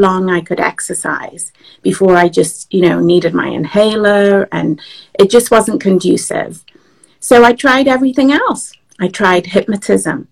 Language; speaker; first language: English; native; English